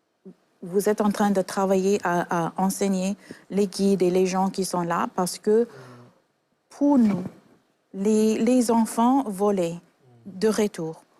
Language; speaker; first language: French; non-native, fluent; English